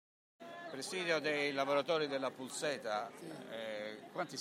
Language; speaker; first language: Italian; native; Italian